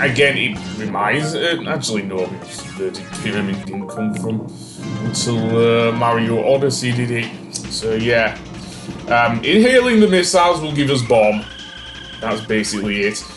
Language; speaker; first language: English; native; English